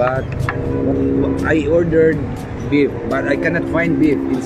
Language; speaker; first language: English; non-native, local second language; Filipino